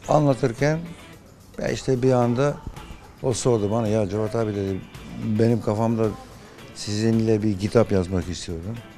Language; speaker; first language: Turkish; non-native, fluent; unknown